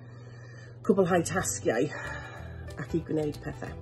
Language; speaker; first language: Welsh; non-native, local second language; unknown